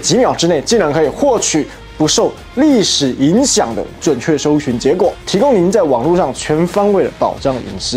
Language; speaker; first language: Chinese; native; Chinese